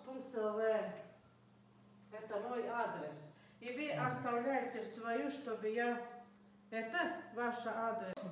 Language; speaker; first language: Russian; non-native, fluent; Latvian